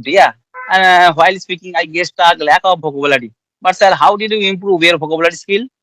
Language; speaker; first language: English; non-native, learner; Bangla